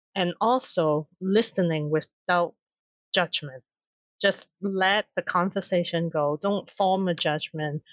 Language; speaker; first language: English; non-native, local second language; Cantonese